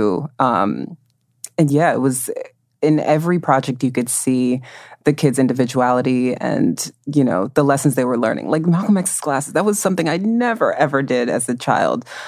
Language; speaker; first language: English; native; English